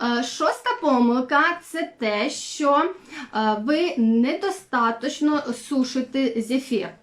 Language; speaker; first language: Ukrainian; non-native, local second language; Russian